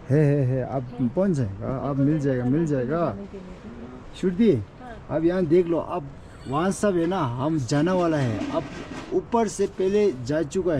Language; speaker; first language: Hindi; non-native, learner; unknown